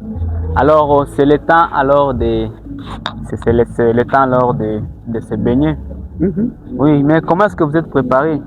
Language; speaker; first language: French; non-native, local second language; Rundi